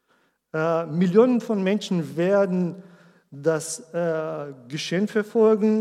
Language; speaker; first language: German; non-native, learner; Portuguese